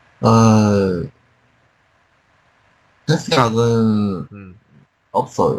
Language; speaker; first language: Korean; non-native, learner; Chinese